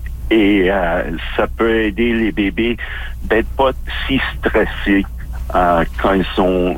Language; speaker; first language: French; non-native, local second language; English